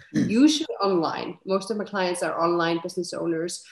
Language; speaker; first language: English; non-native, fluent; Icelandic